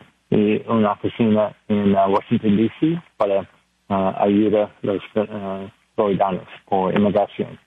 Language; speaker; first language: Spanish; non-native, learner; English